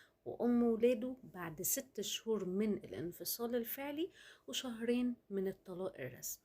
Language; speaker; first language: Arabic; native; Arabic